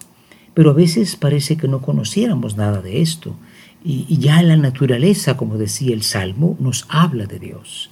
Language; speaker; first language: Spanish; native; Spanish